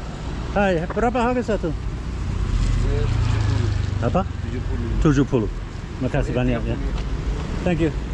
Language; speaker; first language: Indonesian; non-native, learner; English